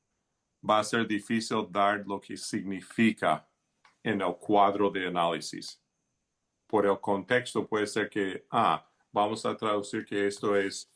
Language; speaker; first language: Spanish; early bilingual, heritage; Spanish